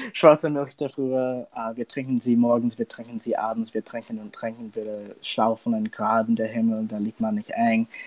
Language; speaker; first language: German; non-native, fluent; English